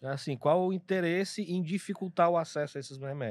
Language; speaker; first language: Portuguese; native; Portuguese